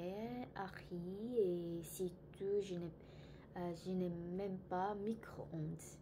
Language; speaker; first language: French; non-native, learner; Korean